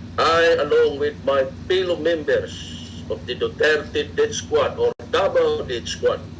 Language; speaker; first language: English; non-native, local second language; Cebuano